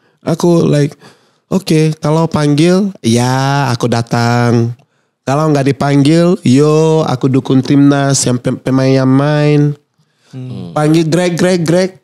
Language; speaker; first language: Indonesian; non-native, fluent; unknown